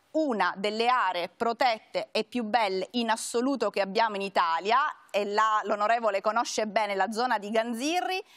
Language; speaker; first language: Italian; native; Italian